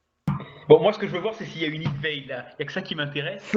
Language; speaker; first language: French; native; French